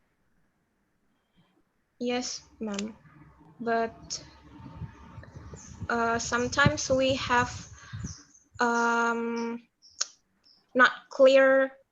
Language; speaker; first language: English; non-native, learner; Indonesian